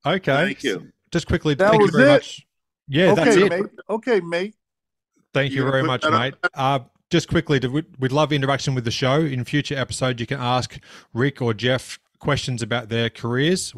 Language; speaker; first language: English; native; English